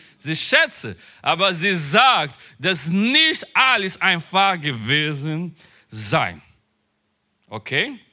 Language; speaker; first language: German; non-native, learner; Portuguese